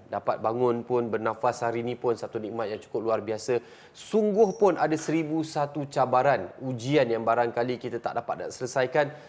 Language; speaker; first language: Malay; native; Malay